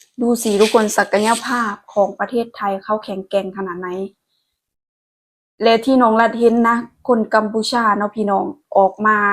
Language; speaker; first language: Thai; non-native, local second language; Lao